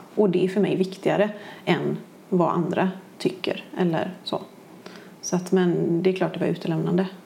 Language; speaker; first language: Swedish; native; Swedish